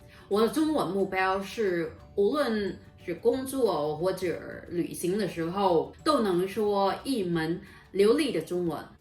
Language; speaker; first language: Chinese; non-native, learner; Vietnamese